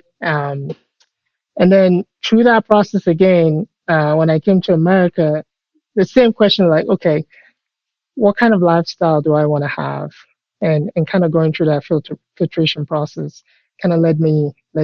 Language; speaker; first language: English; non-native, local second language; Yoruba